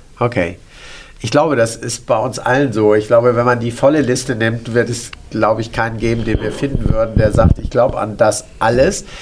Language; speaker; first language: German; native; German